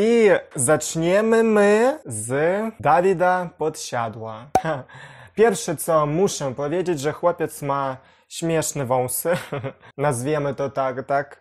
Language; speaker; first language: Polish; non-native, learner; Ukrainian